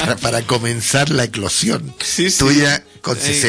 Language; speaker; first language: Spanish; native; Spanish